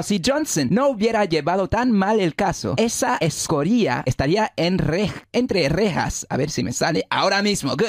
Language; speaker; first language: Spanish; non-native, fluent; English